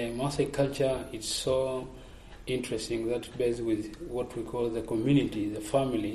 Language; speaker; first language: English; non-native, local second language; Masai